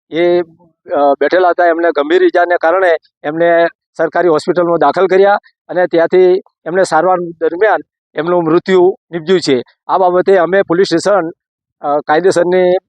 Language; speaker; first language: Gujarati; native; Gujarati